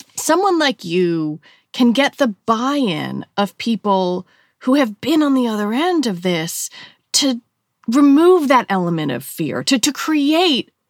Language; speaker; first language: English; native; English